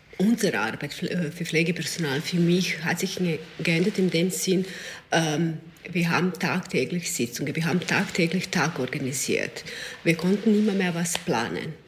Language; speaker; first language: German; non-native, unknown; Serbian